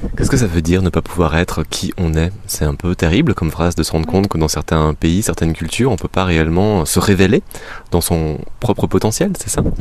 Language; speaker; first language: French; native; French